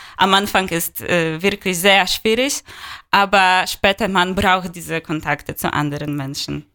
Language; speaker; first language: German; non-native, learner; Polish